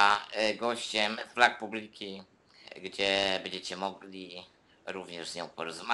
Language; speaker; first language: Polish; native; Polish